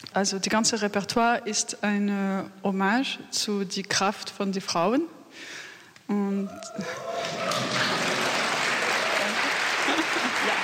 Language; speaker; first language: German; non-native, fluent; French